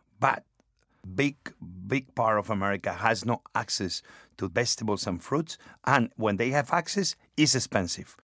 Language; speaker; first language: English; non-native, fluent; Spanish